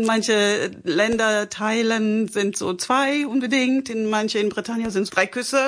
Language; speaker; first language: German; non-native, fluent; French